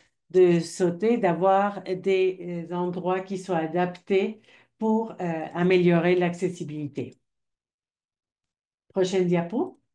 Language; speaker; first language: French; non-native, fluent; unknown